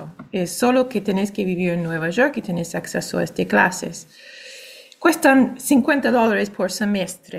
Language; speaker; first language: Spanish; non-native, fluent; English